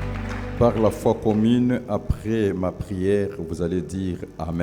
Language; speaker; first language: French; non-native, local second language; Lingala